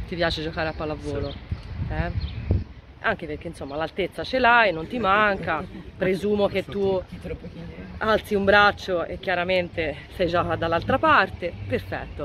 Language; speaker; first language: Italian; native; Italian